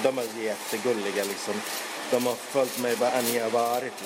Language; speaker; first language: Swedish; non-native, local second language; Arabic